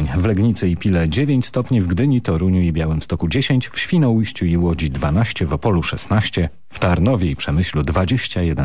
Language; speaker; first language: Polish; native; Polish